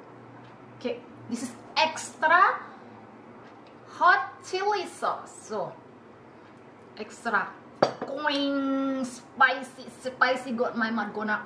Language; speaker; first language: English; non-native, learner; Indonesian